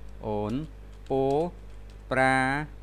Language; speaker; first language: Russian; non-native, fluent; Vietnamese